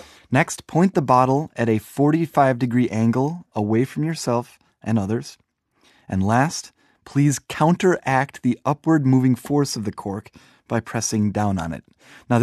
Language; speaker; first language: English; native; English